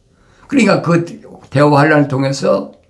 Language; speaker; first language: Korean; native; Korean